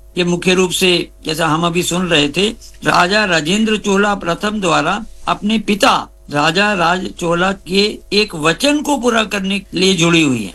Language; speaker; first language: Hindi; native; Hindi